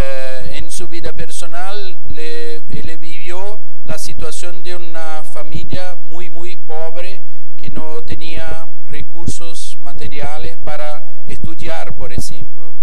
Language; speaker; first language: Spanish; non-native, fluent; Portuguese